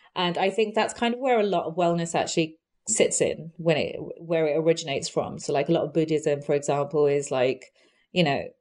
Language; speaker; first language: English; native; English